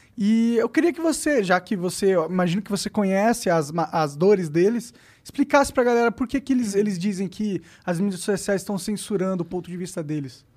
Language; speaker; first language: Portuguese; native; Portuguese